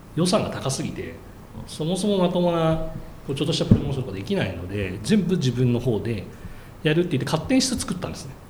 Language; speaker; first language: Japanese; native; Japanese